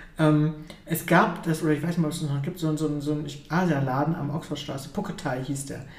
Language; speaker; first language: German; early bilingual, other home language; Ukrainian